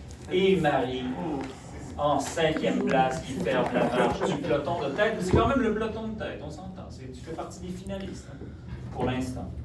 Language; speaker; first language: French; native; French